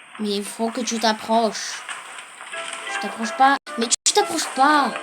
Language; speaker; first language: French; native; French